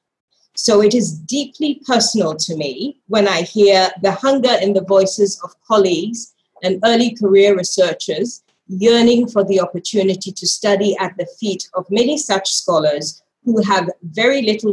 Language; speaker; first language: English; non-native, local second language; Ga